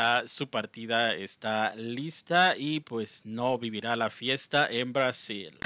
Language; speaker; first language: Spanish; native; Spanish